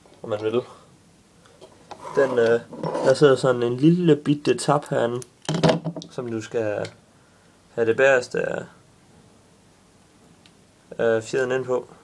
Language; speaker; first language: Danish; native; Danish